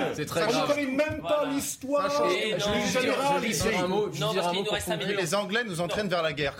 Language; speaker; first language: French; non-native, fluent; English